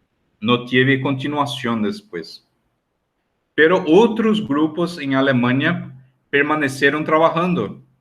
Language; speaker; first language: Spanish; non-native, fluent; Portuguese